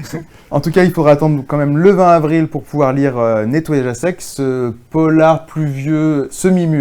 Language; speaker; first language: French; native; French